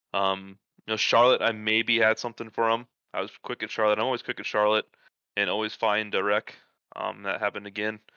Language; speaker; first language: English; native; English